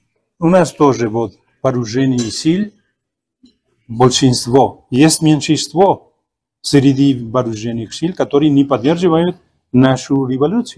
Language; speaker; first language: Russian; non-native, fluent; Spanish